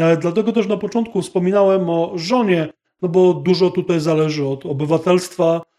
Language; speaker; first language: Polish; native; Polish